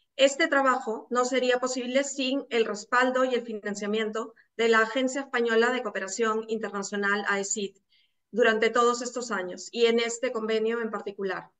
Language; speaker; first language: Spanish; native; Spanish